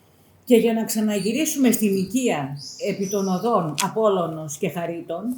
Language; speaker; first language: Greek; native; Greek